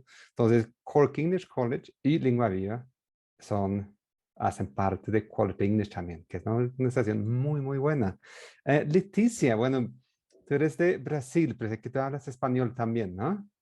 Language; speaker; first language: Spanish; non-native, fluent; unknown